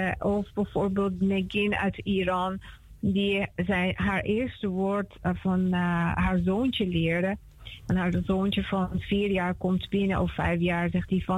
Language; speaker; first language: Dutch; non-native, fluent; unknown